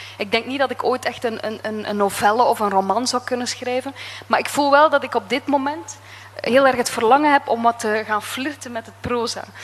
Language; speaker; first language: Dutch; native; Dutch